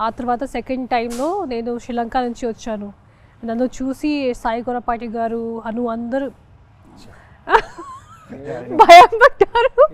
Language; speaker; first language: Telugu; non-native, local second language; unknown